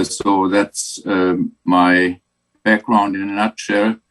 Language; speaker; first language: English; non-native, fluent; German